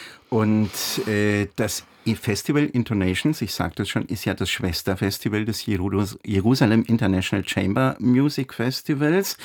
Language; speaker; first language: German; native; German